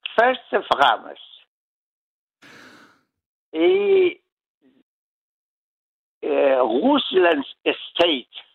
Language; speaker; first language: Danish; non-native, learner; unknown